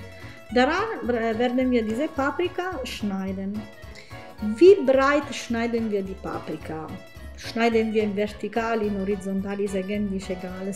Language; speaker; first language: German; non-native, fluent; Italian